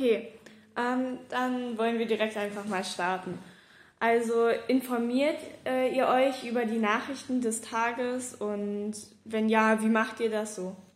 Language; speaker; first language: German; native; German